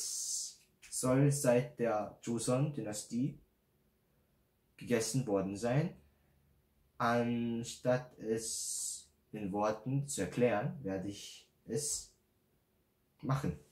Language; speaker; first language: German; non-native, learner; Korean